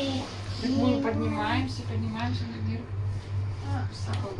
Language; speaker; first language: Russian; native; Russian